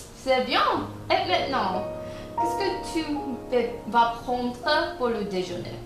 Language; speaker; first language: French; non-native, learner; English